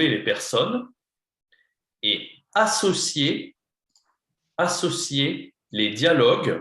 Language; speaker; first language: French; non-native, fluent; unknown